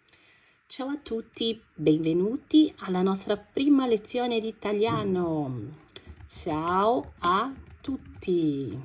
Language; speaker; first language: Italian; non-native, fluent; Portuguese